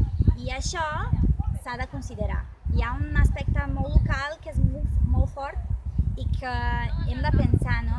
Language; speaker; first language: Catalan; non-native, fluent; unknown